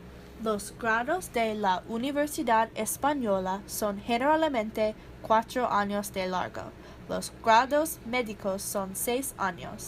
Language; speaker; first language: Spanish; non-native, learner; English